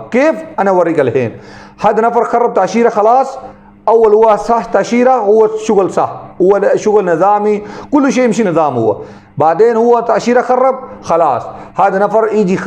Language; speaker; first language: Arabic; non-native, learner; Urdu